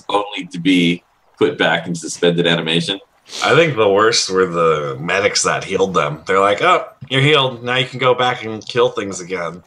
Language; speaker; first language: English; native; English